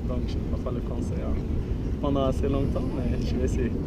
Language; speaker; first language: French; non-native, learner; Swedish